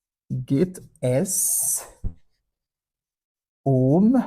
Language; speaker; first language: German; non-native, fluent; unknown